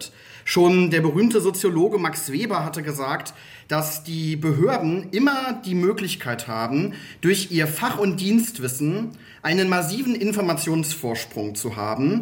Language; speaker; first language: German; native; German